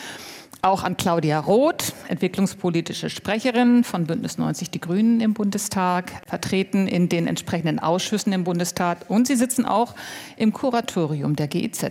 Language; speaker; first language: German; native; German